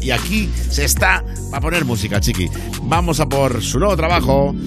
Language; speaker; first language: Spanish; native; Spanish